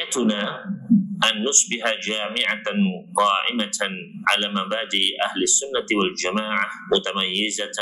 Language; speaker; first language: Arabic; non-native, fluent; Indonesian